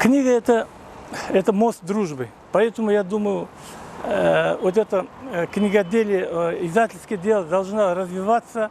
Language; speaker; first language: Russian; non-native, local second language; Kazakh